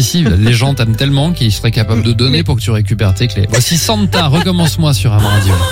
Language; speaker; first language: French; native; French